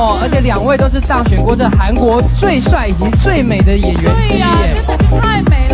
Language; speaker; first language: Chinese; native; Chinese